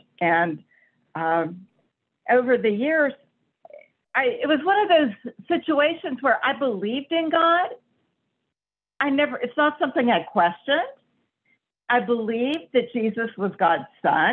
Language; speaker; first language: English; native; English